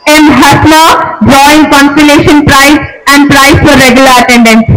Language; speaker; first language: English; non-native, local second language; Tamil